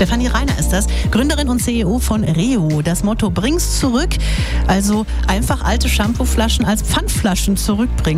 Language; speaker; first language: German; native; German